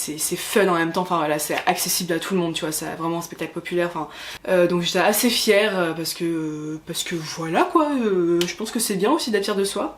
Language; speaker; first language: French; native; French